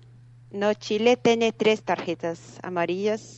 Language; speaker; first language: Spanish; non-native, fluent; Portuguese